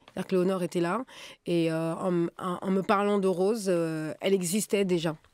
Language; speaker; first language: French; native; French